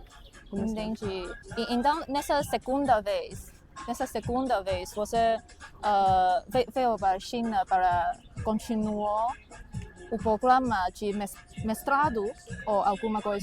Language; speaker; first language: Portuguese; non-native, fluent; Chinese